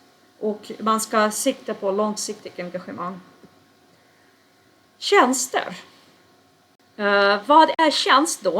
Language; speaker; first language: Swedish; non-native, fluent; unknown